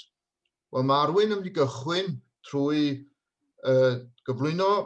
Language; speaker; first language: Welsh; native; Welsh